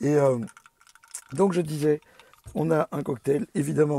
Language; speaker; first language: French; native; French